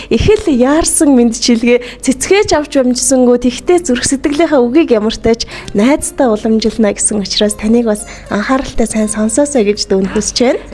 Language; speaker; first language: Mongolian; native; Mongolian